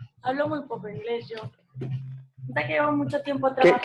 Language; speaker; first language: Spanish; native; Spanish